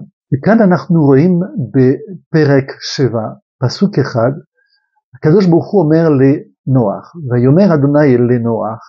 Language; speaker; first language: Hebrew; non-native, fluent; French